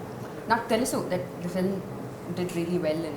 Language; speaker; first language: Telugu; non-native, local second language; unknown